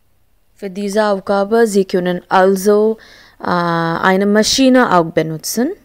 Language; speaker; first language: German; non-native, learner; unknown